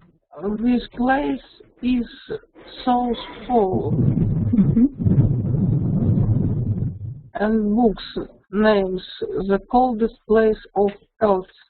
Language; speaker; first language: English; non-native, learner; Russian